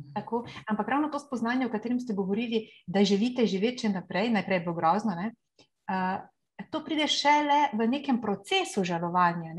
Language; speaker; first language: Slovenian; native; Slovenian